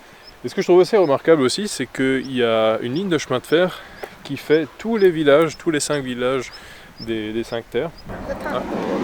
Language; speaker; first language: French; native; French